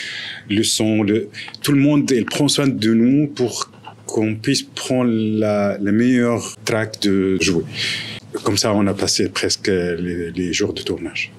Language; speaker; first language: French; non-native, fluent; Arabic